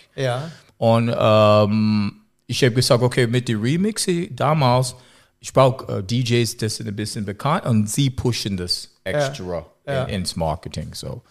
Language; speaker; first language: German; non-native, learner; English